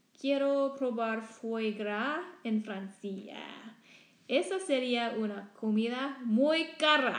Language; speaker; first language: Spanish; non-native, learner; English